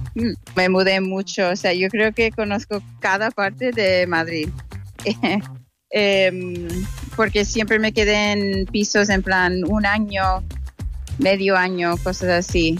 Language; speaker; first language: Spanish; non-native, fluent; English